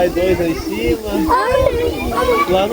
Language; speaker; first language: Portuguese; native; Portuguese